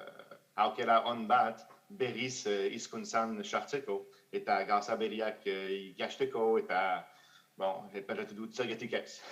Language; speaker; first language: Basque; non-native, fluent; French